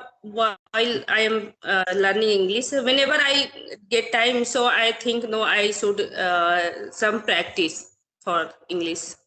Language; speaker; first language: English; non-native, learner; Hindi